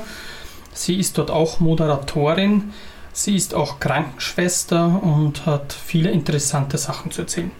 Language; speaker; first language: German; native; German